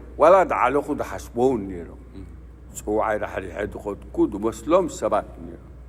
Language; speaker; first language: Tigrinya; native; Tigrinya